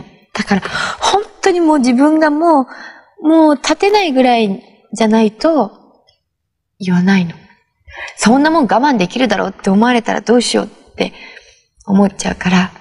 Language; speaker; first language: Japanese; native; Japanese